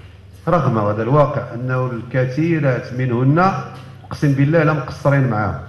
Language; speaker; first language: Arabic; native; Arabic